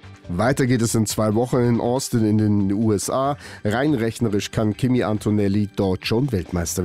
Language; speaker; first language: German; native; German